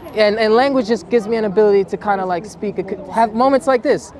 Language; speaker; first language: English; native; English